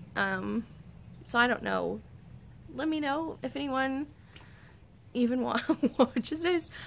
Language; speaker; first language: English; native; English